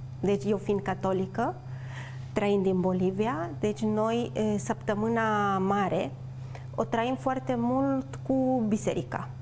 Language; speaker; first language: Romanian; non-native, fluent; Spanish